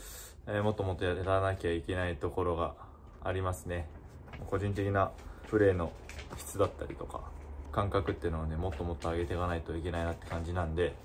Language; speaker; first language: Japanese; native; Japanese